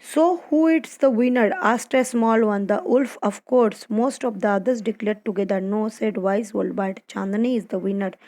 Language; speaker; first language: English; non-native, local second language; Gujarati